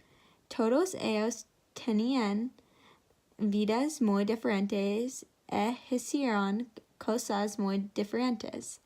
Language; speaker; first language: Spanish; non-native, learner; English